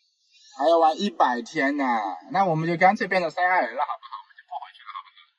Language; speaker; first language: Chinese; native; Chinese